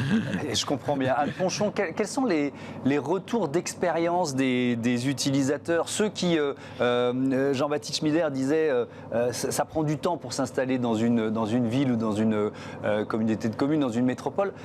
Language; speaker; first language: French; native; French